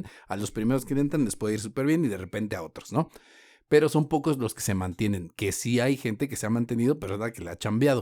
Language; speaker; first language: Spanish; native; Spanish